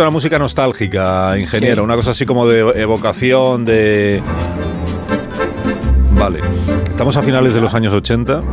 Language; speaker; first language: Spanish; native; Spanish